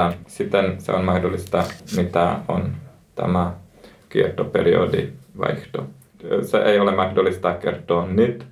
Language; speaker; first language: Finnish; non-native, learner; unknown